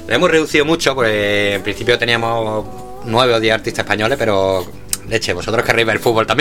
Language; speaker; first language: Spanish; native; Spanish